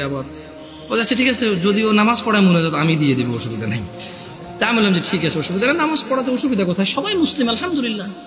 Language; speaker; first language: Bangla; early bilingual, heritage; Bangla